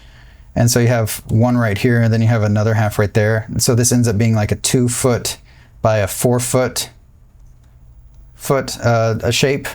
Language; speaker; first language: English; native; English